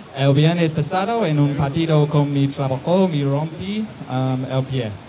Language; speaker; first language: Spanish; non-native, learner; English